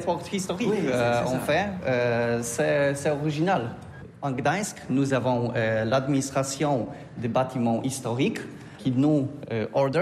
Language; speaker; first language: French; non-native, learner; Polish